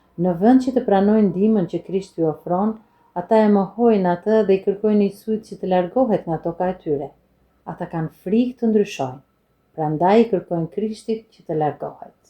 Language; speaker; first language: Albanian; non-native, fluent; English